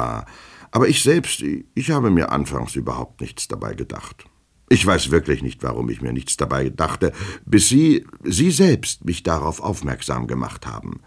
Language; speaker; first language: German; native; German